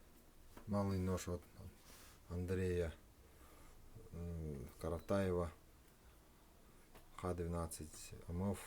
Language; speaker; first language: Russian; native; Russian